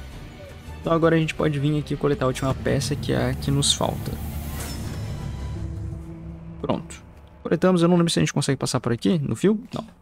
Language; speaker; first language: Portuguese; native; Portuguese